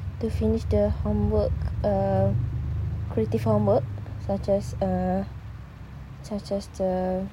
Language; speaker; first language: English; non-native, learner; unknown